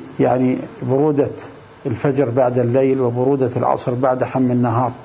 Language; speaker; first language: Arabic; native; Arabic